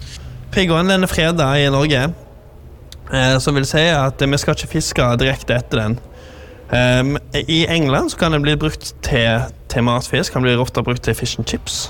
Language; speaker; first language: Norwegian; native; Norwegian